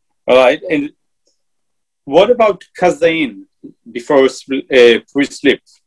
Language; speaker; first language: English; non-native, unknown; Hebrew